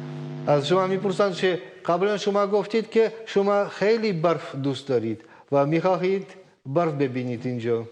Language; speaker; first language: Persian; non-native, learner; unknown